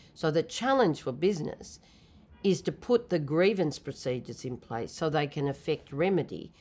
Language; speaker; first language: English; native; English